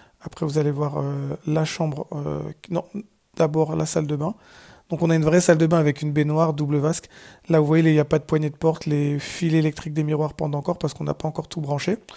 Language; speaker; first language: French; native; French